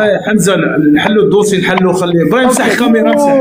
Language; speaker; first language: Arabic; native; Arabic